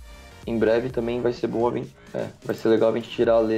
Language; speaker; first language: Portuguese; native; Portuguese